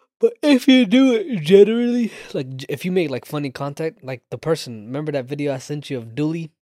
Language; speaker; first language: English; early bilingual, other home language; Somali